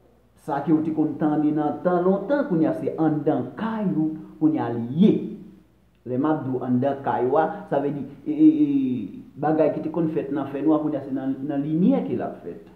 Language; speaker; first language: French; non-native, local second language; Haitian Creole